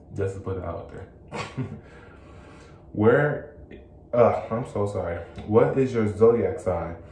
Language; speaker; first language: English; native; English